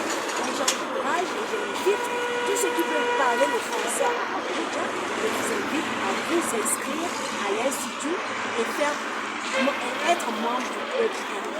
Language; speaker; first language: French; non-native, fluent; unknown